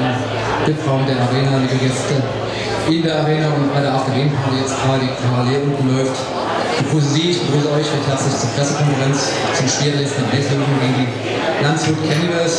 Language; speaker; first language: German; native; German